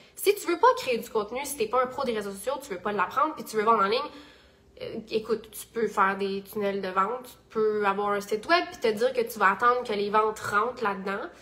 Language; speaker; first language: French; native; French